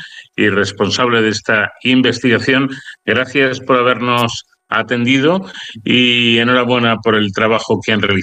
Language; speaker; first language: Spanish; native; Spanish